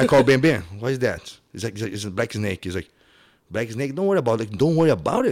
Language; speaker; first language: English; non-native, fluent; Portuguese